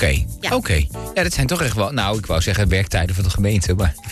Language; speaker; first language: Dutch; native; Dutch